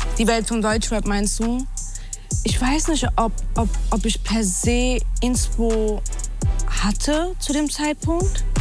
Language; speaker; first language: German; early bilingual, other home language; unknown